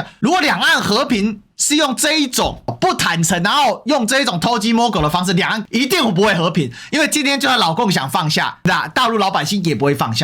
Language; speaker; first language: Chinese; native; Chinese